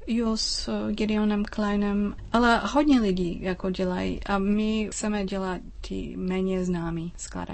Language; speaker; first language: Czech; non-native, learner; English